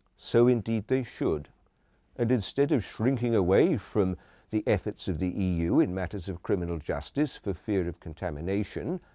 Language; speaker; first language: English; native; English